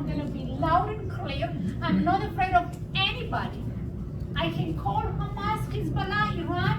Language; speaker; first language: English; non-native, local second language; Hebrew